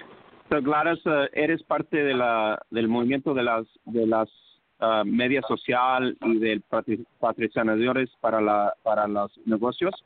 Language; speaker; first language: Spanish; early bilingual, heritage; English